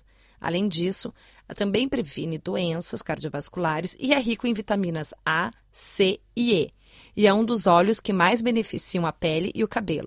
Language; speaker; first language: Portuguese; native; Portuguese